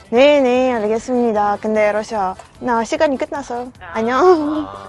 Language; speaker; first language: Korean; non-native, learner; Russian